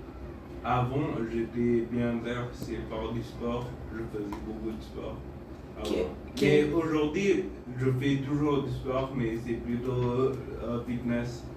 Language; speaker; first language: French; non-native, fluent; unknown